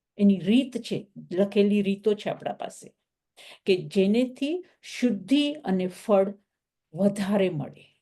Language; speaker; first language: Gujarati; early bilingual, heritage; Gujarati